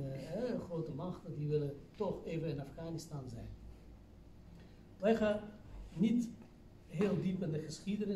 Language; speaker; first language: Dutch; non-native, fluent; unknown